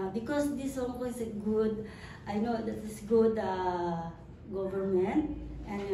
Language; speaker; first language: English; non-native, learner; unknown